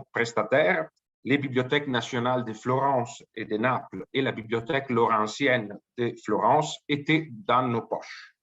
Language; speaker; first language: French; native; French